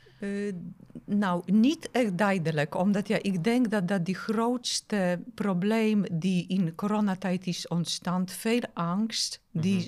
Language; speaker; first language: Dutch; non-native, fluent; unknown